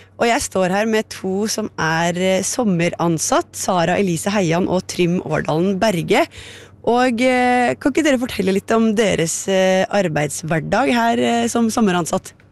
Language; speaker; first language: Norwegian; native; Norwegian